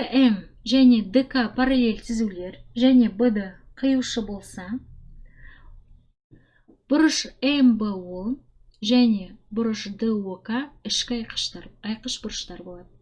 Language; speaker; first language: Kazakh; native; Kazakh